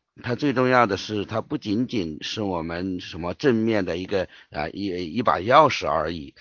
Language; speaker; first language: Chinese; native; Chinese